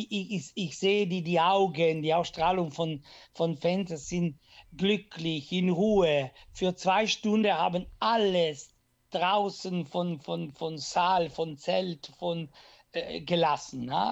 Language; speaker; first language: German; non-native, fluent; Italian